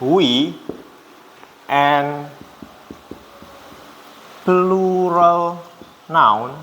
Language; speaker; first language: English; non-native, fluent; Indonesian